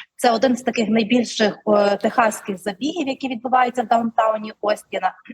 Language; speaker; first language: Ukrainian; native; Ukrainian